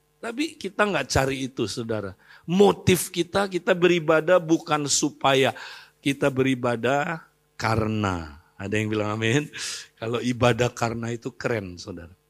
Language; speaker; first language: Indonesian; native; Indonesian